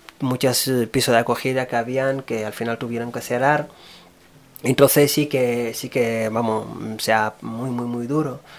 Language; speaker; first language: Spanish; non-native, fluent; Wolof